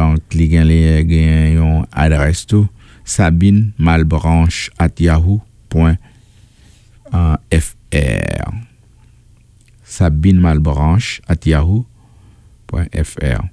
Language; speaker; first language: French; non-native, local second language; Haitian Creole